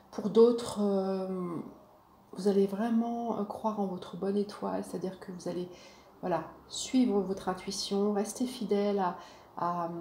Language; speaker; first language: French; native; French